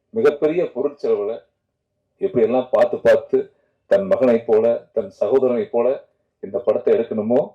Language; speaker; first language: Tamil; native; Tamil